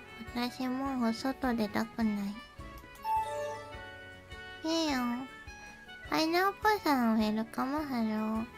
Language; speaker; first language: Japanese; native; Japanese